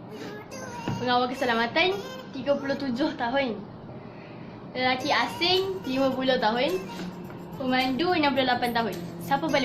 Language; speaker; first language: Malay; native; Malay